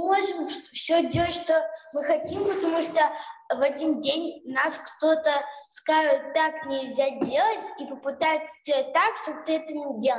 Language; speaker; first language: Russian; early bilingual, heritage; Russian